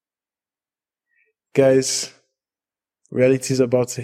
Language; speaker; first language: English; non-native, local second language; Yoruba